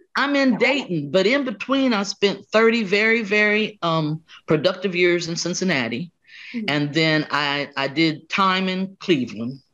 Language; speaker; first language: English; native; English